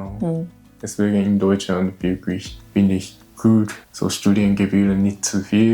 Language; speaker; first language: German; non-native, learner; Japanese